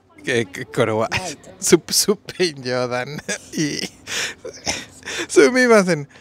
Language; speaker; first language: Japanese; non-native, learner; Spanish